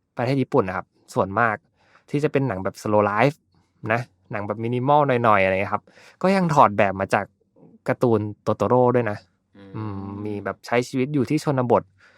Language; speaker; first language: Thai; native; Thai